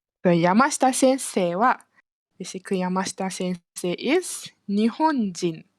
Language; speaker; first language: Japanese; non-native, fluent; Malay